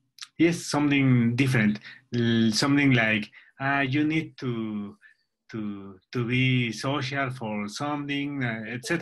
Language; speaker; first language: English; non-native, learner; Spanish